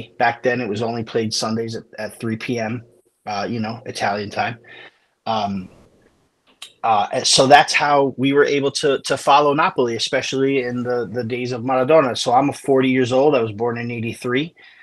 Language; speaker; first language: English; native; English